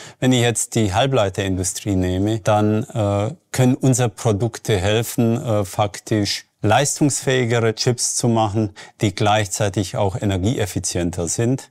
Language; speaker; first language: German; native; German